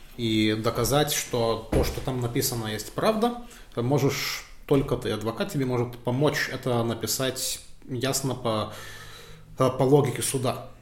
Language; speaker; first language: Russian; non-native, fluent; Lithuanian